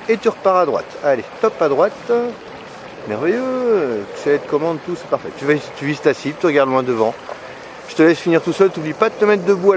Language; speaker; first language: French; native; French